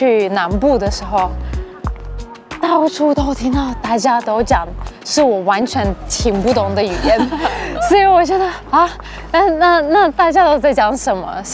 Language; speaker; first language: Chinese; non-native, fluent; Russian